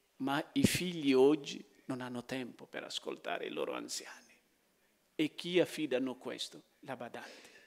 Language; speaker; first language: Italian; non-native, fluent; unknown